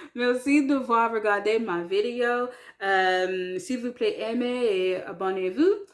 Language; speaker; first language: French; non-native, learner; English